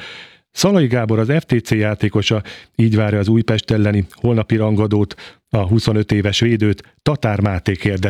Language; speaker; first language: Hungarian; native; Hungarian